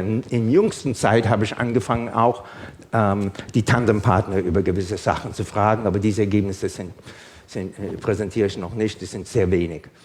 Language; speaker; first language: German; non-native, fluent; English